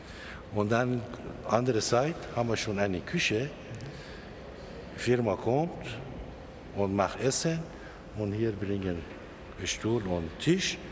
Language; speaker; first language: German; non-native, learner; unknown